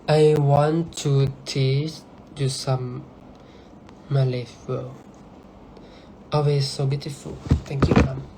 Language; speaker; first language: English; non-native, learner; Thai